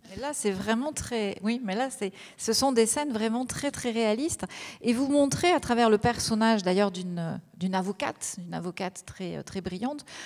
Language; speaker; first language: French; native; French